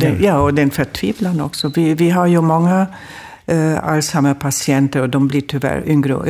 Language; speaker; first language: Swedish; non-native, fluent; German